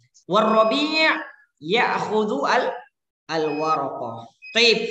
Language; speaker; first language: Arabic; non-native, learner; Indonesian